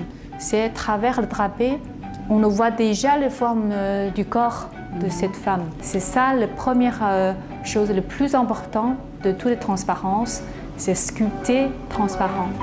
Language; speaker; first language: French; non-native, fluent; Chinese